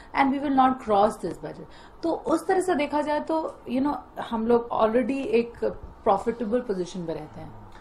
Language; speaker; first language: Hindi; native; Hindi